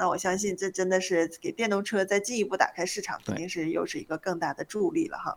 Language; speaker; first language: Chinese; native; Chinese